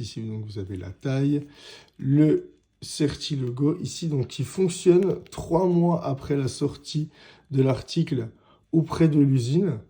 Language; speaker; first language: French; native; French